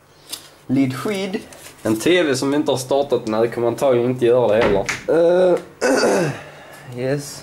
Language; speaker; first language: Swedish; native; Swedish